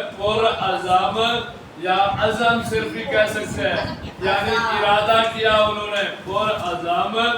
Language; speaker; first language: Urdu; non-native, local second language; Punjabi